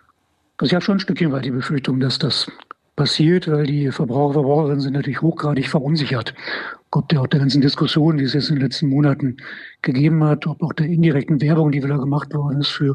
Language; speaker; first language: German; native; German